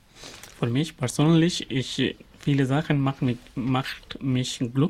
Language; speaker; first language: German; non-native, learner; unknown